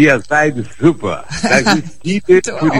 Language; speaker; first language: German; non-native, fluent; Portuguese